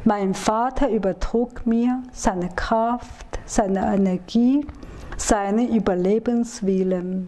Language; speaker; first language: German; non-native, fluent; Chinese